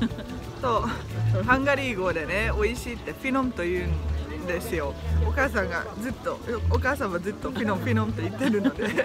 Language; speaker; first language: Japanese; non-native, fluent; Hungarian